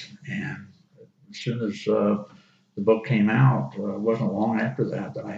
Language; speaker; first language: English; native; English